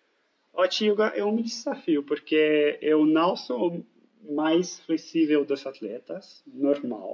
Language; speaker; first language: Portuguese; non-native, fluent; French